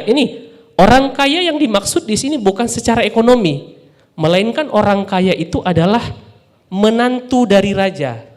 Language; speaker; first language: Indonesian; non-native, local second language; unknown